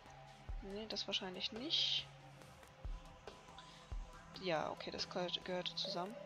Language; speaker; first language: German; native; German